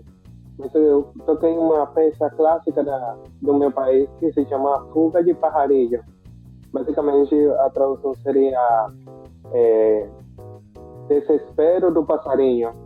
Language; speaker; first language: Portuguese; non-native, fluent; Spanish